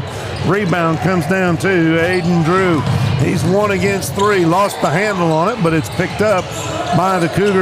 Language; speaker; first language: English; native; English